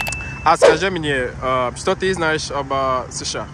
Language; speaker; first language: Russian; non-native, learner; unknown